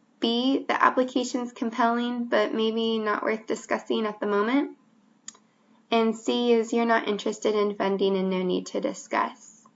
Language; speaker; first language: English; native; English